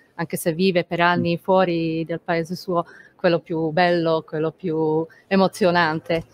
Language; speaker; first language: Italian; non-native, fluent; Slovak